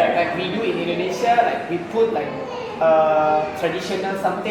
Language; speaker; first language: English; non-native, fluent; Indonesian